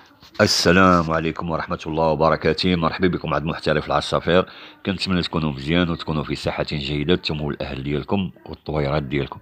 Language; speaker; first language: Arabic; native; Arabic